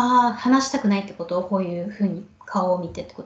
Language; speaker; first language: Japanese; native; Japanese